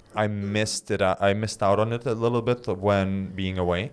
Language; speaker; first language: English; non-native, fluent; Lithuanian